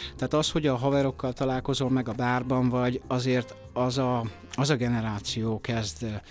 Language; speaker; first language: Hungarian; early bilingual, other home language; Italian